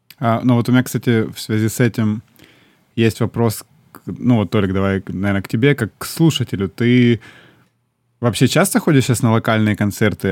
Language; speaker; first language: Russian; native; Russian